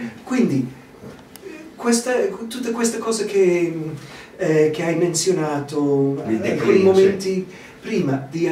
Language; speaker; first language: Italian; non-native, fluent; English